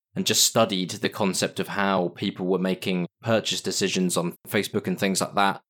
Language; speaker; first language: English; native; English